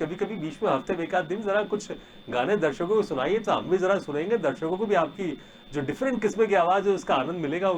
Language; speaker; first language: Hindi; native; Hindi